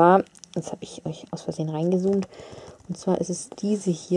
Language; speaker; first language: German; native; German